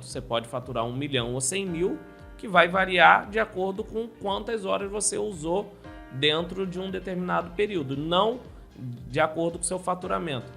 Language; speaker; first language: Portuguese; native; Portuguese